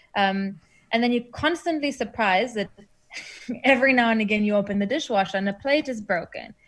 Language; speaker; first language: English; non-native, fluent; German